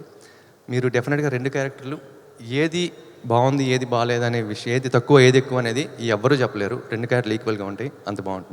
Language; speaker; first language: Telugu; native; Telugu